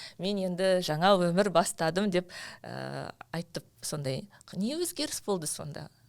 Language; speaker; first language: Kazakh; native; Kazakh